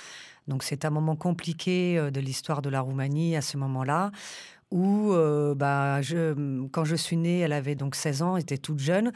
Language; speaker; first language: French; early bilingual, other home language; Romanian